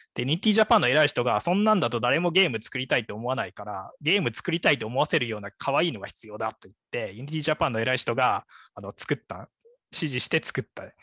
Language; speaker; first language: Japanese; native; Japanese